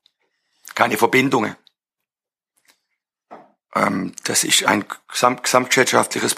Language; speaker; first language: German; non-native, fluent; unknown